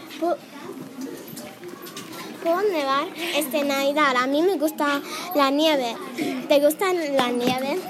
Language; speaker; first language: Spanish; non-native, learner; English